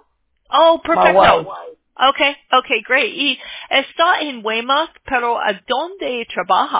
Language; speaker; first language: Spanish; non-native, learner; English